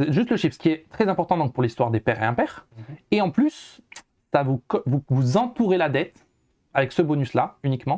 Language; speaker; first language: French; native; French